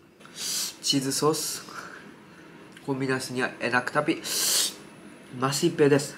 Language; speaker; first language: Indonesian; non-native, learner; Japanese